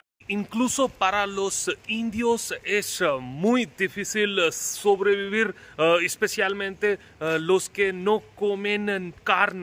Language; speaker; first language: Spanish; non-native, fluent; Hindi